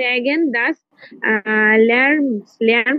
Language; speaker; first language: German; non-native, learner; Bangla